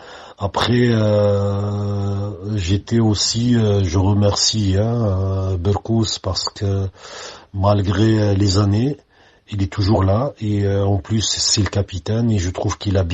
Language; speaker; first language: French; non-native, local second language; Arabic